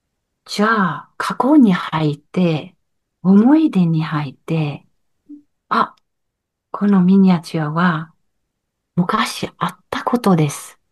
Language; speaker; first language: Japanese; non-native, learner; French